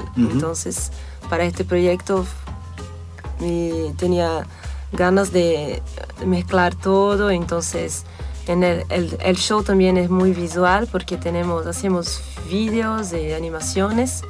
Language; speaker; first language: Spanish; non-native, fluent; Portuguese